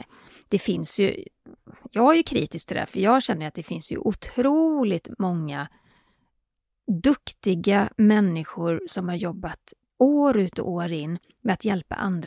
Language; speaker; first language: Swedish; native; Swedish